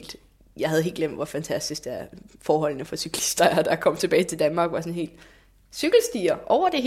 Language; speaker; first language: Danish; native; Danish